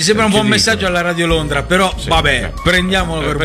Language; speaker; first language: Italian; native; Italian